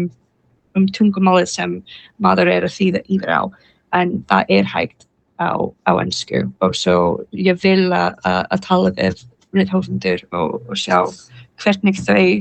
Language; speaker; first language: Icelandic; non-native, learner; English